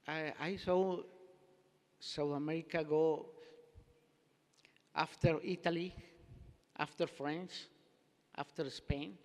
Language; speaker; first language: English; non-native, learner; Spanish